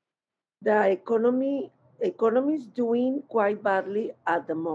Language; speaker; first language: English; non-native, learner; Spanish